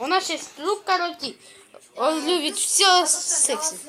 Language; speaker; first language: Russian; non-native, local second language; Kazakh